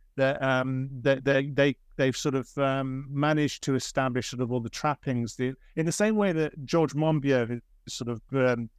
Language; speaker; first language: English; native; English